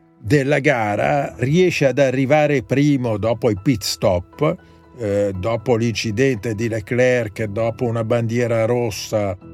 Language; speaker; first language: Italian; native; Italian